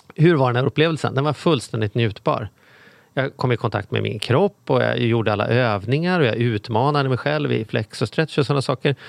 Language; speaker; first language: Swedish; native; Swedish